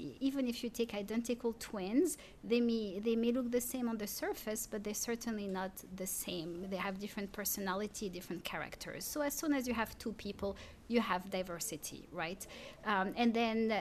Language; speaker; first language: English; non-native, fluent; French